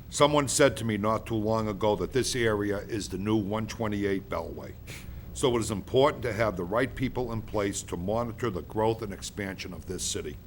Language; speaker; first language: English; native; English